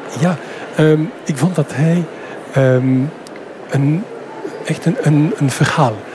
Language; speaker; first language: Dutch; non-native, fluent; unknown